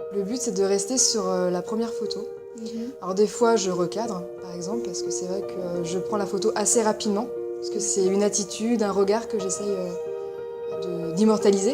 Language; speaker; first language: French; native; French